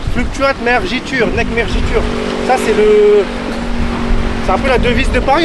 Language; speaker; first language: French; native; French